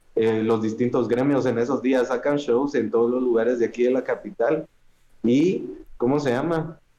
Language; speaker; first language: Spanish; native; Spanish